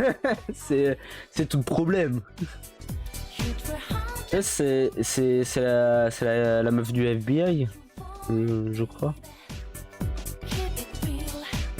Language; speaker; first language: French; native; French